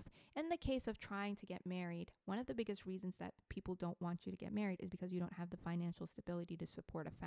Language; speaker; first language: English; non-native, fluent; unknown